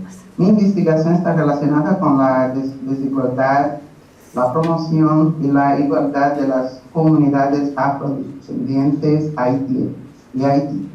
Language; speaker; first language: Spanish; non-native, learner; Portuguese